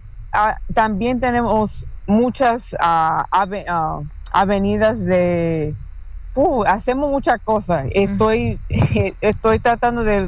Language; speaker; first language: Spanish; non-native, fluent; English